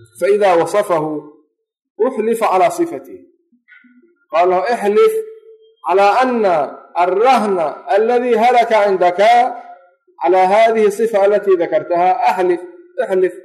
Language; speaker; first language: Arabic; non-native, local second language; Somali